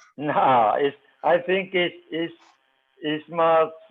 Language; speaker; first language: English; non-native, learner; Spanish